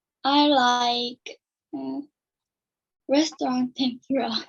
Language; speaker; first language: English; non-native, learner; Japanese